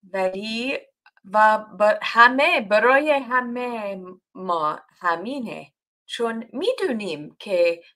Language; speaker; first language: Persian; non-native, learner; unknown